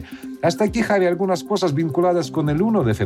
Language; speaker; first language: Spanish; native; Spanish